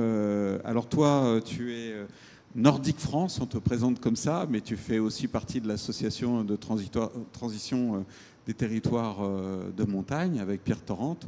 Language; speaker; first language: French; native; French